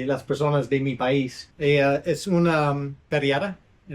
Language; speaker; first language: Spanish; non-native, learner; English